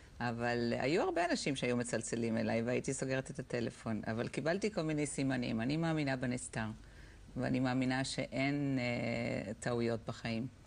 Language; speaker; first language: Hebrew; native; Hebrew